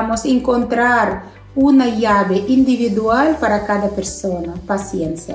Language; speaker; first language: Spanish; non-native, fluent; Russian